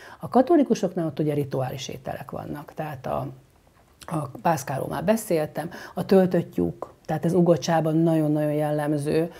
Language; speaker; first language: Hungarian; native; Hungarian